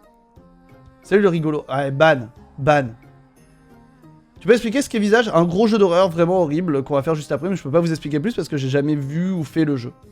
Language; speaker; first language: French; native; French